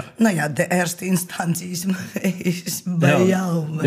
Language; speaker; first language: Dutch; non-native, learner; Ukrainian